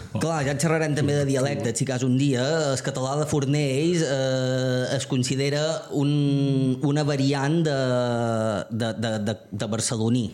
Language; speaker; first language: Catalan; native; Catalan